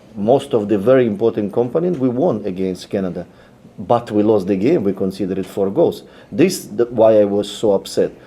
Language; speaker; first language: English; non-native, learner; Ukrainian